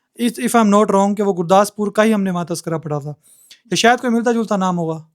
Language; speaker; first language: Urdu; native; Urdu